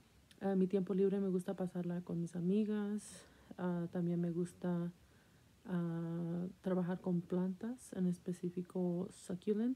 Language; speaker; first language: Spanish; early bilingual, heritage; Spanish